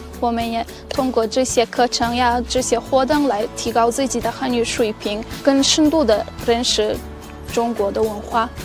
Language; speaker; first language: Chinese; non-native, fluent; Turkmen